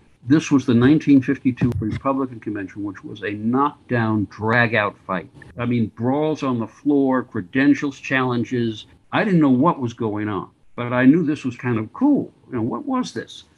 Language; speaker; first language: English; native; English